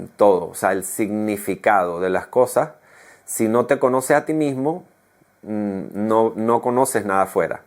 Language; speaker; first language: Spanish; native; Spanish